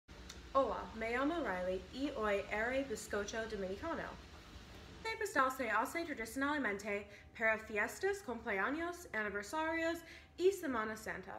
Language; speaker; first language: Spanish; non-native, learner; English